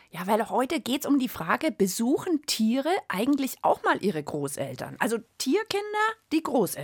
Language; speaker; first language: German; native; German